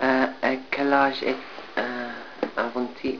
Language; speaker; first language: French; non-native, learner; English